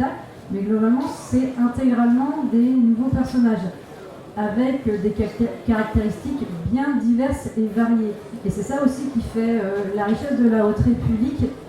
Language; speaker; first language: French; native; French